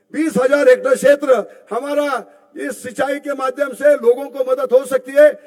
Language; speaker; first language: Hindi; non-native, local second language; Marathi